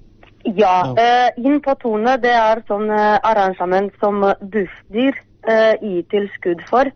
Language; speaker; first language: Norwegian; non-native, fluent; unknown